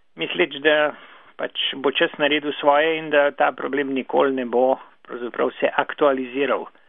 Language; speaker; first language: Slovenian; non-native, local second language; Serbian